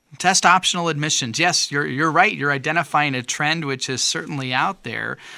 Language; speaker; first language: English; native; English